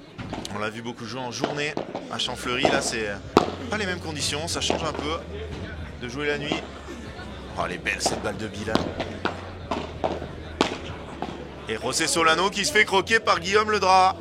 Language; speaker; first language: French; native; French